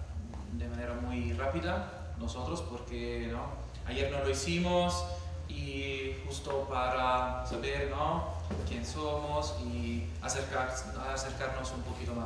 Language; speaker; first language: Spanish; non-native, fluent; Italian